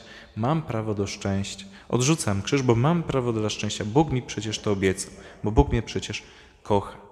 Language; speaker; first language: Polish; native; Polish